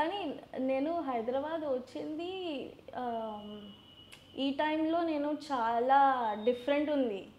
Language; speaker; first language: Telugu; non-native, learner; Gujarati